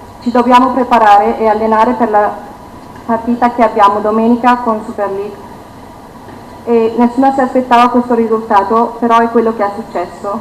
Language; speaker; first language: Italian; non-native, fluent; Turkish